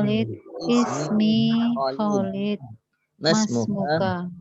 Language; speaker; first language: Arabic; non-native, learner; Indonesian